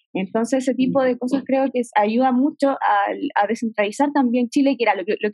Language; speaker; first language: Spanish; native; Spanish